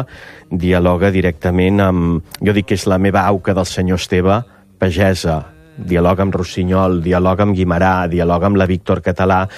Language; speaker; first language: Catalan; native; Catalan